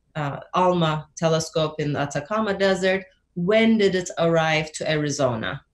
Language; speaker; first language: English; non-native, fluent; Turkish